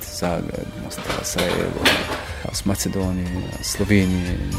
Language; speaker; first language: German; non-native, learner; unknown